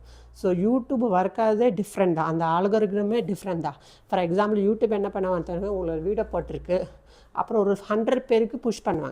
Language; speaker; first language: Tamil; non-native, local second language; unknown